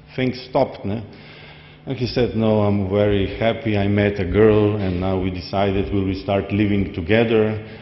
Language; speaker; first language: English; non-native, fluent; Slovenian